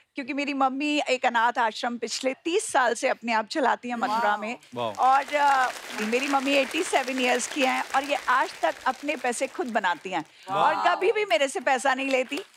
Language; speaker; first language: Hindi; native; Hindi